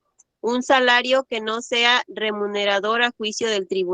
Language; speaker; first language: Spanish; native; Spanish